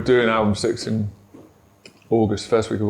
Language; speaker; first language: English; native; English